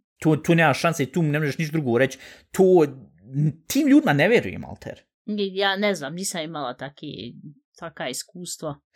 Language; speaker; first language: Bosnian; early bilingual, heritage; Bosnian